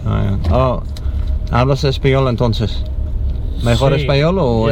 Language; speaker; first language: Spanish; non-native, learner; English